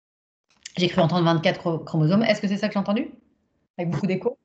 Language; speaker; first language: French; native; French